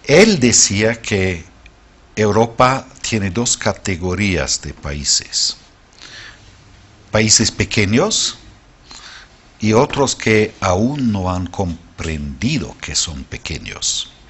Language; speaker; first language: Spanish; non-native, fluent; German